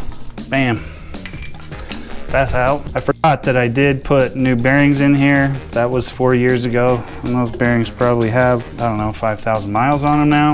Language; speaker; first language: English; native; English